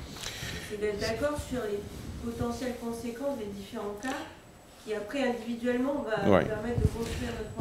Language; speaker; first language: French; native; French